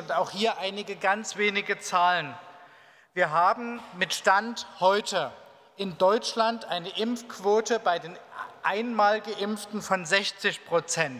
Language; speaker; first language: German; native; German